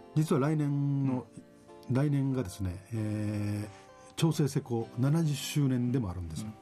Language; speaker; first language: Japanese; native; Japanese